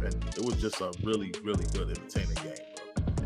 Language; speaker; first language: English; native; English